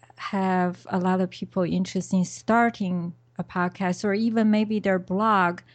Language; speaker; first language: English; non-native, fluent; Chinese